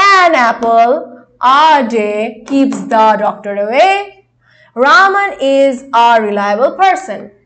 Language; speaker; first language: English; non-native, local second language; Bangla